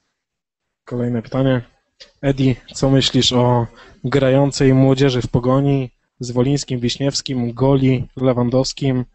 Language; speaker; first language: Polish; native; Polish